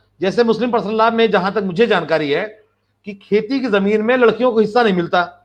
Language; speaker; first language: Hindi; native; Hindi